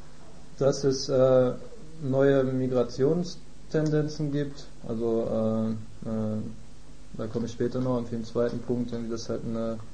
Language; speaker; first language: German; native; German